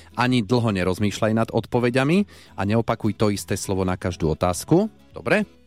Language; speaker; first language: Slovak; native; Slovak